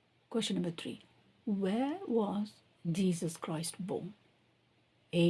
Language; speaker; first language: English; non-native, local second language; Tamil